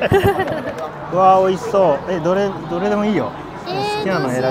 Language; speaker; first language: Japanese; native; Japanese